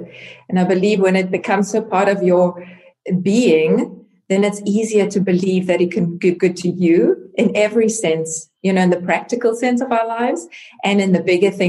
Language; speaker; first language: English; non-native, local second language; Afrikaans